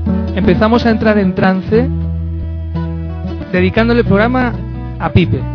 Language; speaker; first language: Spanish; native; Spanish